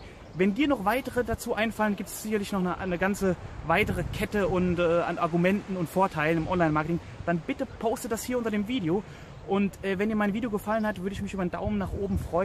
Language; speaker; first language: German; native; German